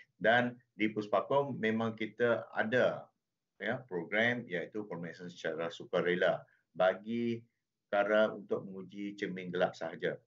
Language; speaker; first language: Malay; non-native, local second language; Chinese